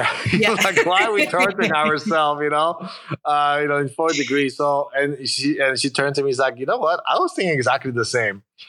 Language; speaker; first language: English; non-native, fluent; Polish